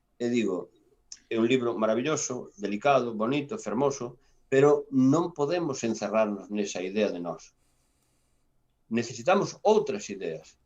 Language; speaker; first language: Galician; non-native, local second language; Spanish